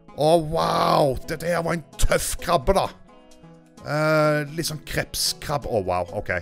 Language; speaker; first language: Norwegian; native; Norwegian